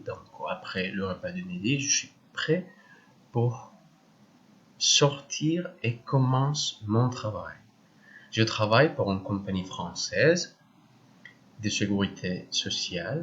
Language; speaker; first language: French; non-native, learner; Spanish